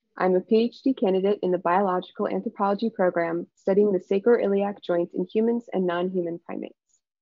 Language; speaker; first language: English; native; English